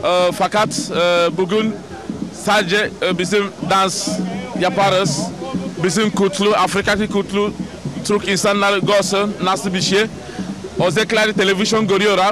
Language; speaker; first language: Turkish; non-native, learner; Igbo